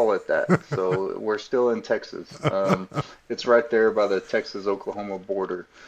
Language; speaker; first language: English; native; English